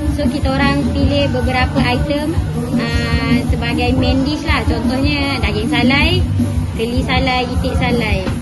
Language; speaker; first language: Malay; native; Malay